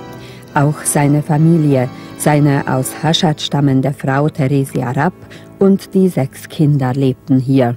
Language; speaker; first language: German; native; German